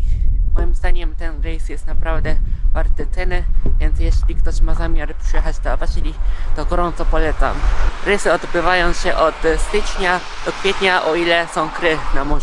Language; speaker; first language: Polish; non-native, fluent; Japanese